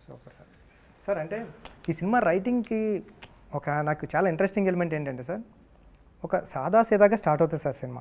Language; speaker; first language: Telugu; native; Telugu